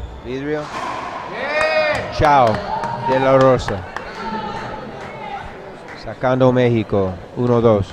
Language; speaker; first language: Spanish; non-native, learner; English